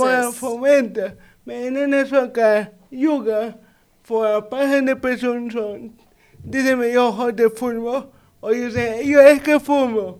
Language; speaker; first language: Swedish; non-native, learner; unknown